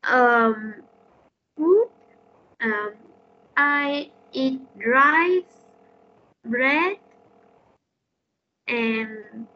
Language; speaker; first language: English; non-native, learner; Vietnamese